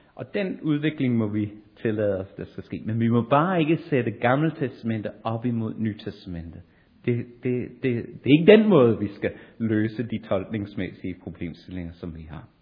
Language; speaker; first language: Danish; non-native, fluent; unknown